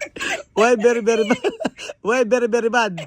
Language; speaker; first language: English; non-native, learner; Filipino